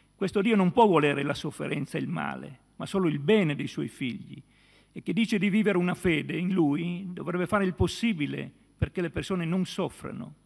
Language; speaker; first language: Italian; native; Italian